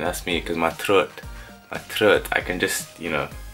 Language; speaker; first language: English; native; English